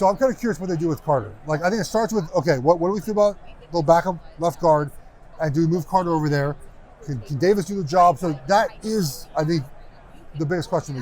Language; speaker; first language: English; native; English